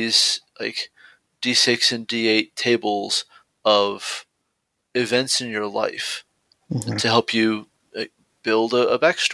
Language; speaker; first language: English; native; English